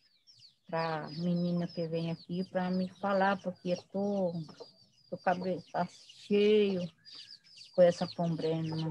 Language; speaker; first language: Portuguese; non-native, local second language; Guarani